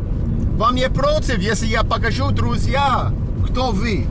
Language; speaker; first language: Russian; non-native, learner; English